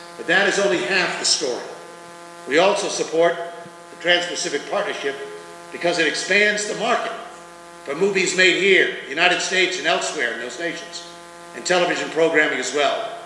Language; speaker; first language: English; native; English